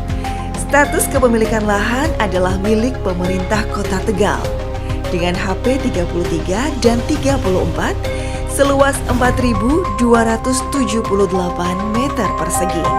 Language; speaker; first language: Indonesian; native; Indonesian